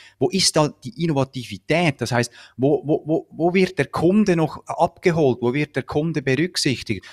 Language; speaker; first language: German; native; German